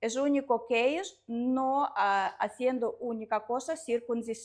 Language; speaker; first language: Spanish; non-native, learner; Russian